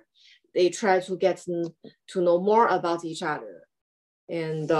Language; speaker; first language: English; non-native, fluent; Chinese